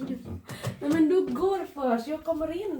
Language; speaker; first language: Swedish; non-native, learner; Indonesian